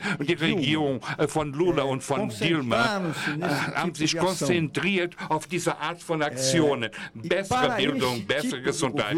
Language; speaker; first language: German; non-native, fluent; Portuguese